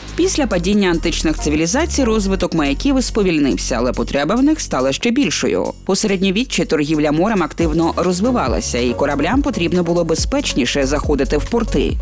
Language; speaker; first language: Ukrainian; native; Ukrainian